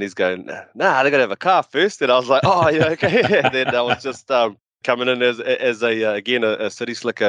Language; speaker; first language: English; native; English